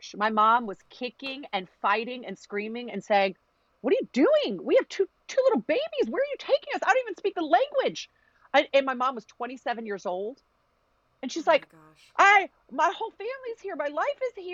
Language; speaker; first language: English; early bilingual, other home language; Greek